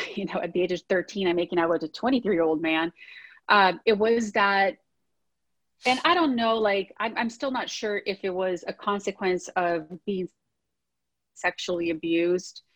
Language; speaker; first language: English; early bilingual, other home language; Portuguese